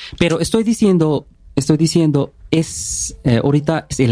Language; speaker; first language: Spanish; non-native, learner; Bangla